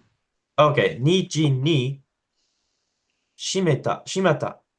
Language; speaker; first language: Japanese; non-native, learner; English